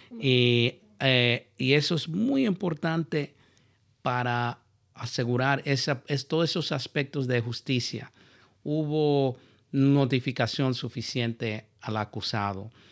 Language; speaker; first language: Spanish; early bilingual, heritage; Spanish